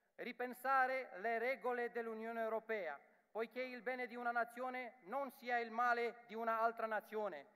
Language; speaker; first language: Italian; non-native, learner; Romanian